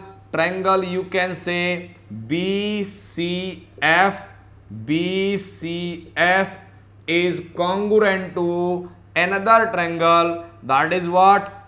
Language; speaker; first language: English; non-native, local second language; Hindi